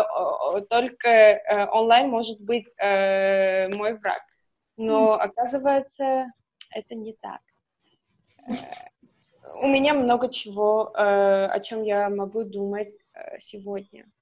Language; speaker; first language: Russian; non-native, fluent; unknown